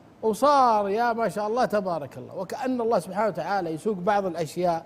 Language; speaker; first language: Arabic; native; Arabic